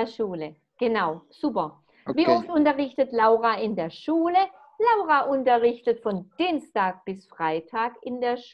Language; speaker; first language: German; non-native, fluent; Spanish